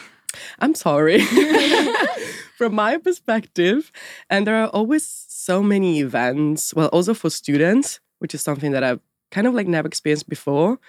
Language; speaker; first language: English; non-native, fluent; Italian